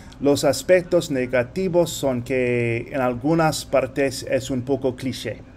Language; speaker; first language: Spanish; early bilingual, heritage; English